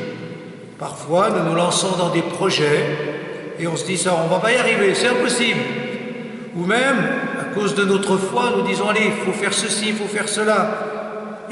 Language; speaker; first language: French; native; French